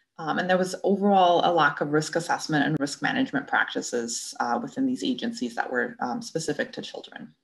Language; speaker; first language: English; native; English